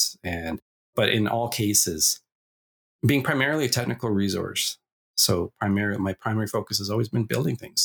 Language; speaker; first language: English; native; English